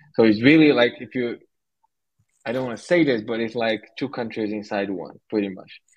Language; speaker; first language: English; non-native, fluent; Portuguese